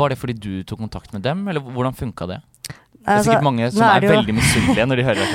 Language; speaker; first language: Norwegian; native; Norwegian